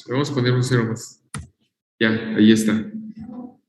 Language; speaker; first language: Spanish; native; Spanish